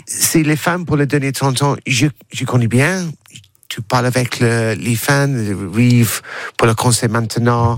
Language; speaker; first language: French; non-native, learner; English